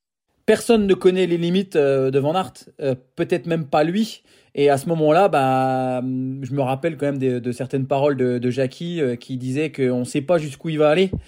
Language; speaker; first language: French; native; French